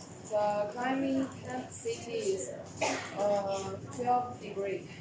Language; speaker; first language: English; non-native, learner; Chinese